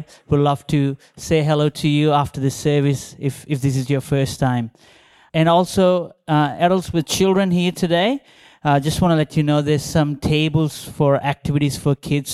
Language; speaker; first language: English; non-native, local second language; Telugu